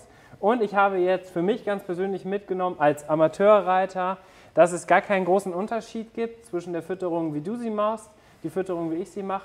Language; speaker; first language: German; native; German